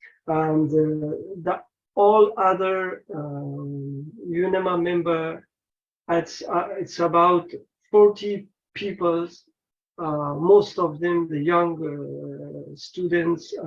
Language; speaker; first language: English; non-native, learner; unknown